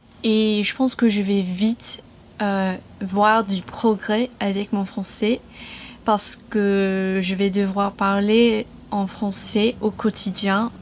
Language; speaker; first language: French; non-native, fluent; English